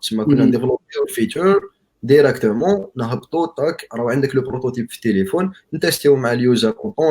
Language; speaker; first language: Arabic; native; Arabic